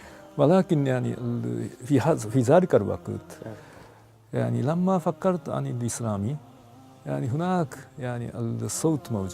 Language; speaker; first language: Arabic; non-native, fluent; Japanese